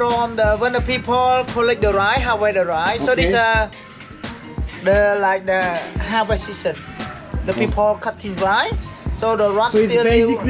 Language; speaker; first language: English; non-native, learner; Khmer